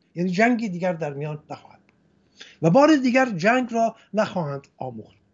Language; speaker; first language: Persian; non-native, local second language; Assyrian Neo-Aramaic